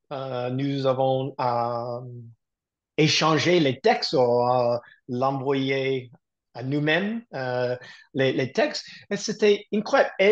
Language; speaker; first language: French; non-native, learner; English